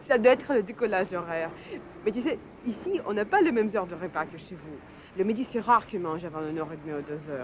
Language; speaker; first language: French; non-native, fluent; Russian